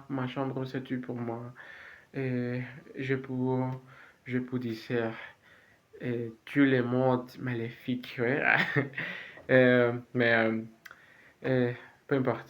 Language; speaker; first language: French; non-native, learner; Spanish